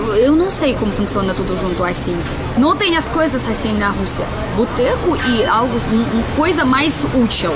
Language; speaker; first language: Portuguese; non-native, learner; Russian